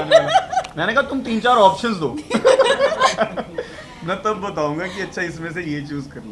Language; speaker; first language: Hindi; native; Hindi